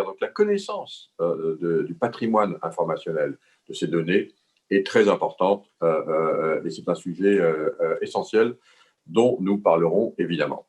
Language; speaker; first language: French; native; French